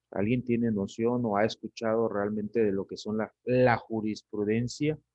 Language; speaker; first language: Spanish; native; Spanish